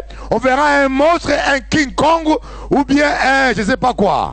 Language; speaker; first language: French; non-native, local second language; Lingala